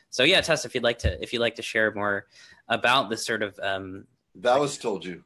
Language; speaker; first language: English; native; English